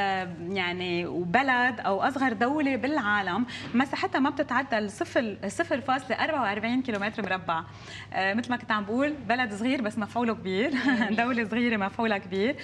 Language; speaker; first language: Arabic; native; Arabic